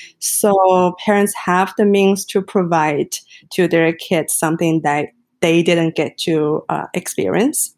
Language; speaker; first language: English; non-native, fluent; Chinese